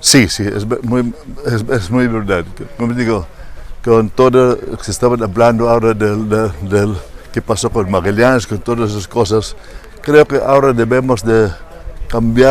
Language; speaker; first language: Spanish; non-native, fluent; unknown